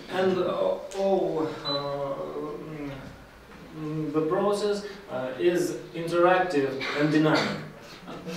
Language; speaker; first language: English; non-native, learner; Russian